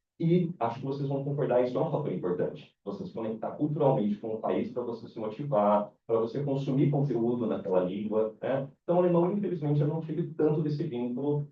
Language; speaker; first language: Portuguese; native; Portuguese